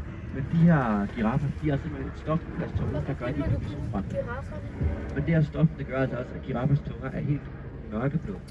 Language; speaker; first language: Danish; native; Danish